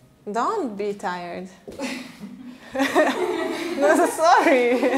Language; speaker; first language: English; non-native, fluent; Hungarian